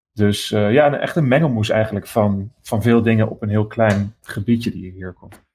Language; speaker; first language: Dutch; native; Dutch